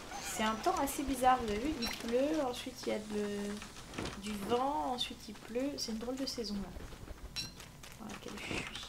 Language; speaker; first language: French; native; French